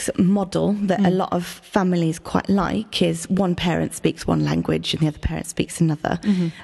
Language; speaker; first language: English; native; English